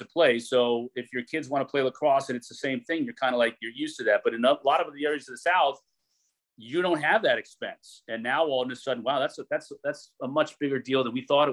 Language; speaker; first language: English; native; English